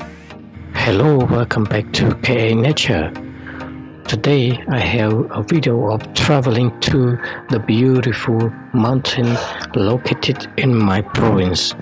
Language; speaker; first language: English; non-native, learner; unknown